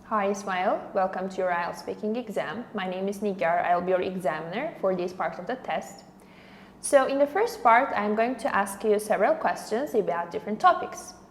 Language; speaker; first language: English; non-native, fluent; Azerbaijani